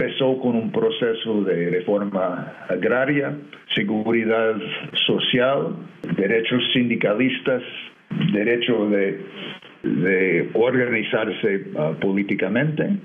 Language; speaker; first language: Spanish; non-native, fluent; English